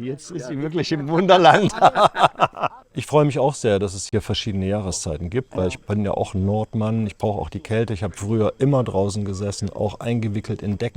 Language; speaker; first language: German; native; German